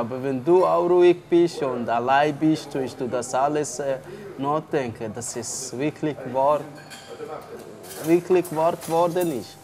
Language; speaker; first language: German; early bilingual, other home language; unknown